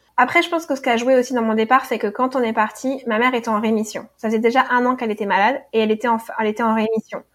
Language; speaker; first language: French; native; French